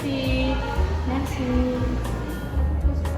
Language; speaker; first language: French; non-native, learner; Indonesian